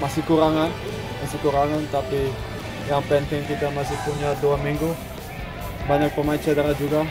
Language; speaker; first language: Indonesian; non-native, fluent; Dutch